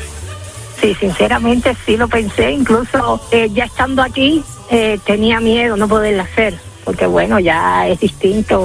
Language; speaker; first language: Spanish; native; Spanish